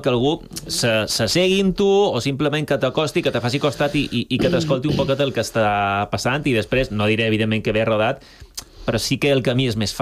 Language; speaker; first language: Catalan; native; Catalan